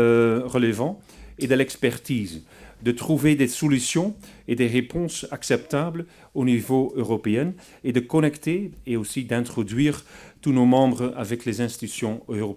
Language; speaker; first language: French; non-native, fluent; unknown